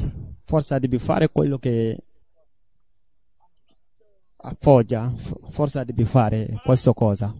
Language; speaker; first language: Italian; non-native, learner; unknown